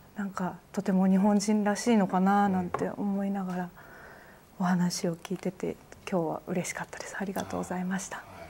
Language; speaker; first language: Japanese; native; Japanese